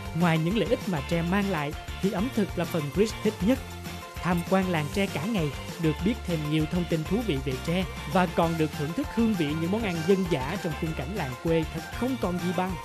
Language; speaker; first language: Vietnamese; native; Vietnamese